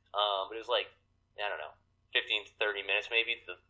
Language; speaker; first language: English; native; English